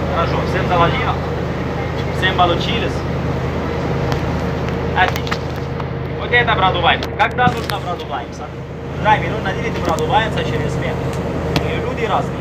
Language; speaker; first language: Russian; non-native, learner; Arabic